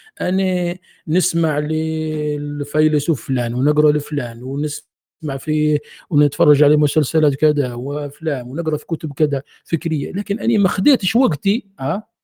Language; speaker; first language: Arabic; native; Arabic